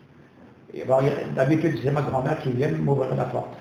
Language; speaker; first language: French; non-native, local second language; Kabyle